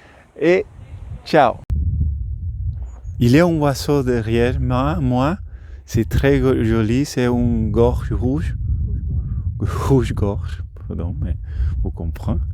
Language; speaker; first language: French; non-native, learner; Spanish